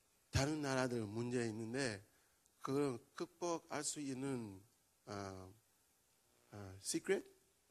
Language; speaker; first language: Korean; non-native, learner; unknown